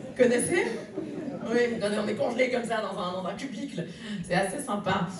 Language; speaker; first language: French; native; French